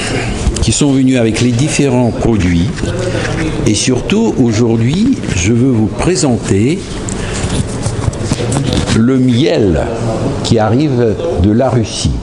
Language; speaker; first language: French; non-native, fluent; Russian